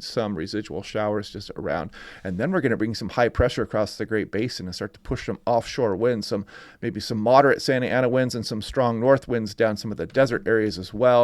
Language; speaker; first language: English; native; English